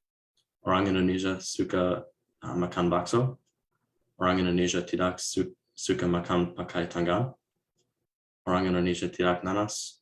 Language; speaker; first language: Indonesian; non-native, learner; English